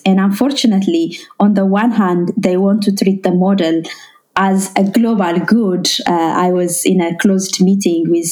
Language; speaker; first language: English; non-native, fluent; Amharic